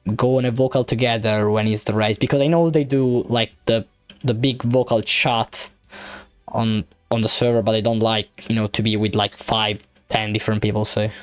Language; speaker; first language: English; non-native, fluent; Italian